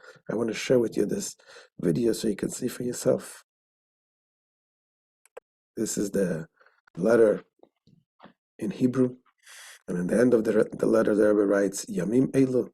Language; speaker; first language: English; non-native, fluent; Hebrew